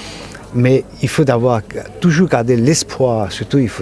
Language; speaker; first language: French; non-native, fluent; Chinese